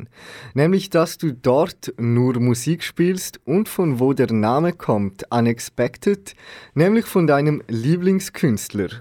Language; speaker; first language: German; native; German